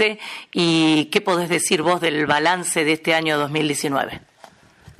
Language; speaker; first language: Spanish; native; Spanish